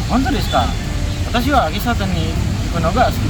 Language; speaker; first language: Japanese; non-native, learner; Indonesian